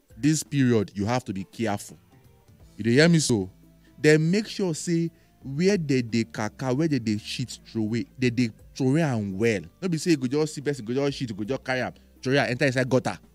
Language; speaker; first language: Nigerian Pidgin; native; Nigerian Pidgin